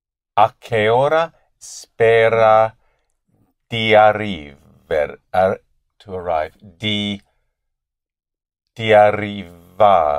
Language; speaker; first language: Italian; non-native, learner; English